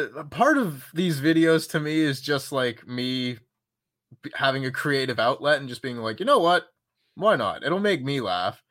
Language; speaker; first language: English; native; English